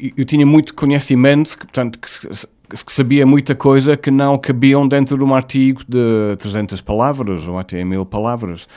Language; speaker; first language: Portuguese; non-native, fluent; English